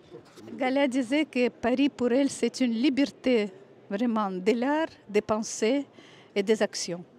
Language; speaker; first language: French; non-native, fluent; Russian